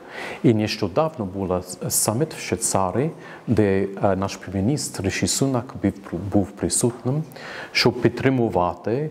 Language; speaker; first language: Ukrainian; non-native, fluent; English